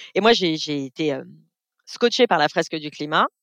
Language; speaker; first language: French; native; French